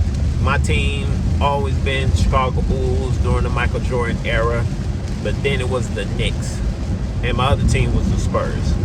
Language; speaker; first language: English; native; English